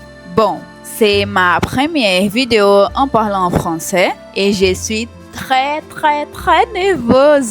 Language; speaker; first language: French; non-native, learner; Portuguese